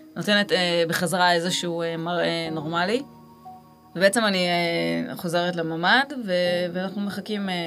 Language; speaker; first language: Hebrew; native; Hebrew